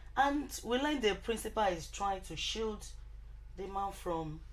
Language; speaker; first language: English; non-native, local second language; Yoruba